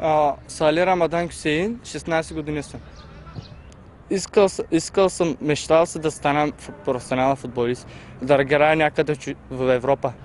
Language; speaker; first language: Bulgarian; non-native, local second language; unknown